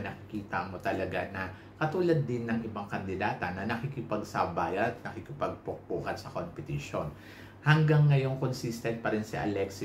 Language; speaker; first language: Filipino; native; Filipino